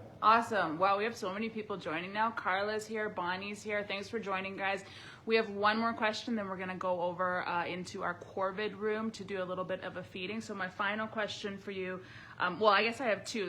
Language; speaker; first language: English; native; English